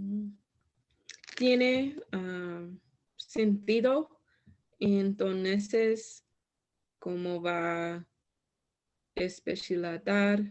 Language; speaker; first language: Spanish; non-native, learner; English